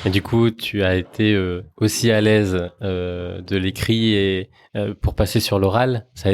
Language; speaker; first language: French; native; French